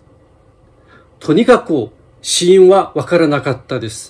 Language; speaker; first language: Japanese; non-native, fluent; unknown